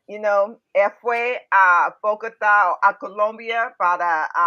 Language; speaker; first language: Spanish; non-native, learner; English